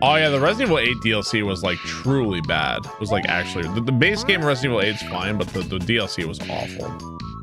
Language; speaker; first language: English; native; English